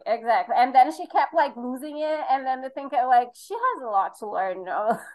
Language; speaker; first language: English; non-native, fluent; Portuguese